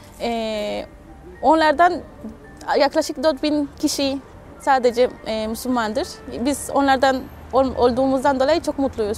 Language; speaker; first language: Turkish; non-native, fluent; Spanish